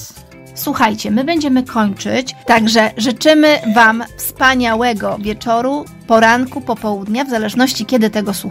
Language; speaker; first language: Polish; native; Polish